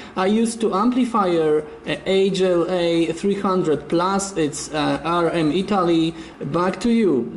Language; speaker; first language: English; non-native, learner; Polish